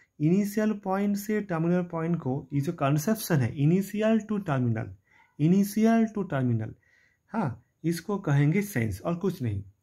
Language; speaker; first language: Hindi; non-native, local second language; Bangla